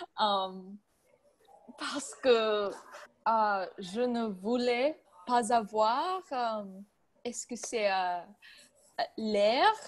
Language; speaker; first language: French; non-native, learner; English